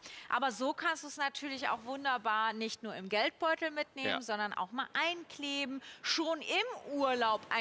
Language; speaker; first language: German; native; German